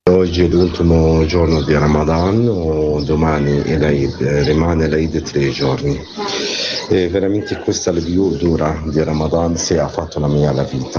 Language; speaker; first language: Italian; non-native, learner; Arabic